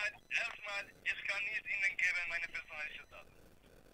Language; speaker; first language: German; non-native, learner; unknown